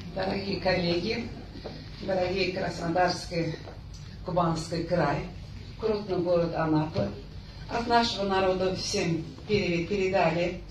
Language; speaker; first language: Russian; non-native, local second language; Azerbaijani